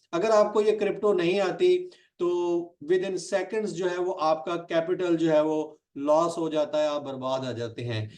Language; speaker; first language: Urdu; non-native, local second language; Punjabi